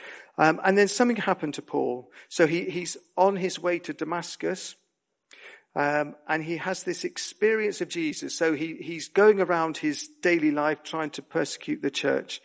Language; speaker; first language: English; native; English